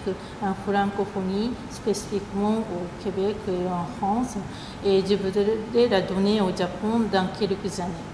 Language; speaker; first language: French; non-native, fluent; Japanese